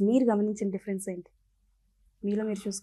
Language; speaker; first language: Telugu; native; Telugu